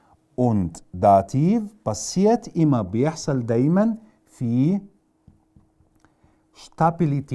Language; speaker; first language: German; non-native, fluent; Arabic